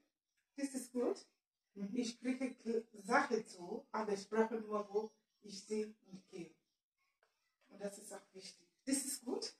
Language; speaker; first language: German; non-native, learner; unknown